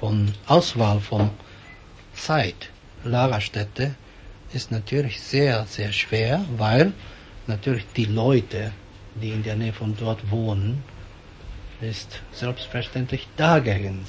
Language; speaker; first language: German; non-native, fluent; Japanese